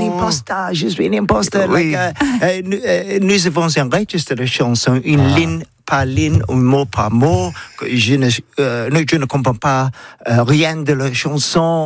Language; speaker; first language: French; non-native, learner; English